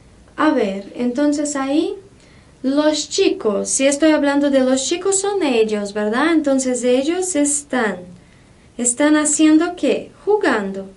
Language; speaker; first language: Spanish; non-native, fluent; Portuguese